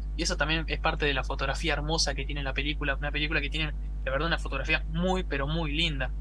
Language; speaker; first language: Spanish; native; Spanish